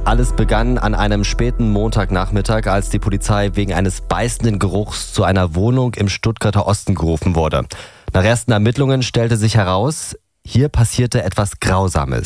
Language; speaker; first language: German; native; German